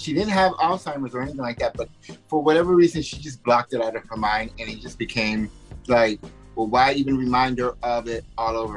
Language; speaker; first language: English; early bilingual, other home language; Spanish